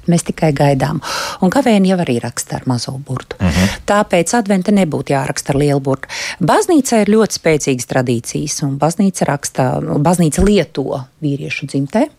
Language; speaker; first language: Latvian; native; Latvian